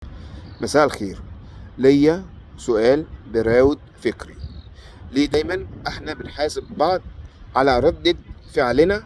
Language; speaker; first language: Arabic; native; Arabic